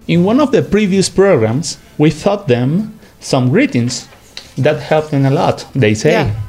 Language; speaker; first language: English; non-native, fluent; Spanish